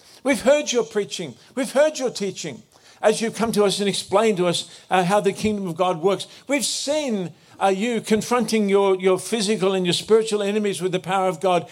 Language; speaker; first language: English; native; English